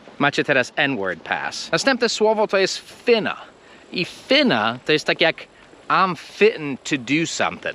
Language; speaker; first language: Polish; non-native, fluent; English